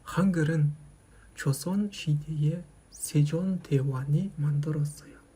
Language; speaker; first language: Korean; non-native, fluent; Kazakh